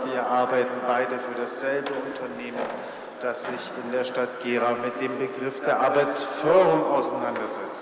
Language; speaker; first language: German; native; German